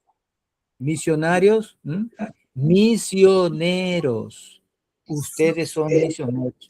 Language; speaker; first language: Spanish; non-native, fluent; Portuguese